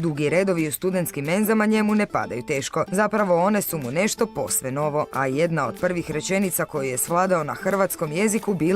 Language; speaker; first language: Croatian; native; Croatian